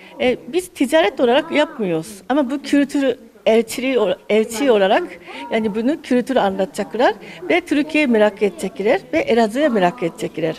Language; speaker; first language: Turkish; non-native, fluent; Japanese